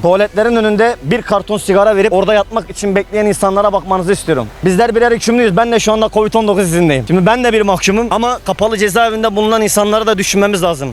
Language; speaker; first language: Turkish; native; Turkish